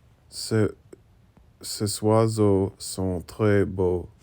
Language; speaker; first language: French; non-native, learner; English